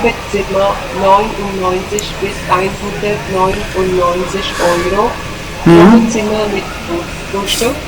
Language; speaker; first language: German; non-native, learner; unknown